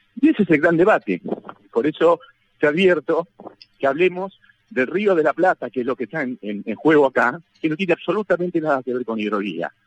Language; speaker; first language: Spanish; native; Spanish